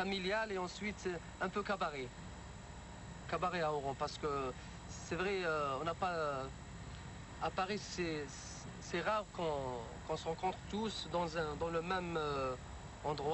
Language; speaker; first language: French; non-native, local second language; Arabic